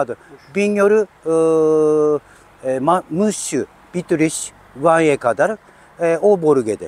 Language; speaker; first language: Turkish; non-native, learner; Japanese